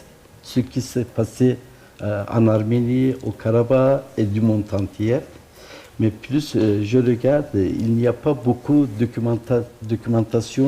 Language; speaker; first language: French; non-native, learner; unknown